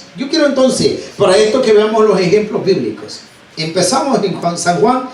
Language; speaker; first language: Spanish; native; Spanish